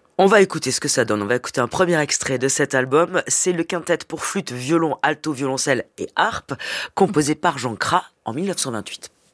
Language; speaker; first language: French; native; French